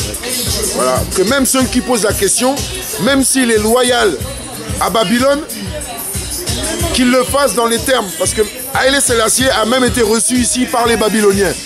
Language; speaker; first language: French; native; French